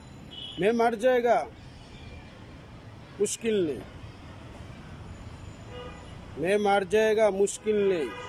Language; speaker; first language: Hindi; non-native, learner; Bangla